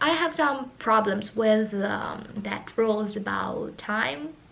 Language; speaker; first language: English; non-native, learner; Ukrainian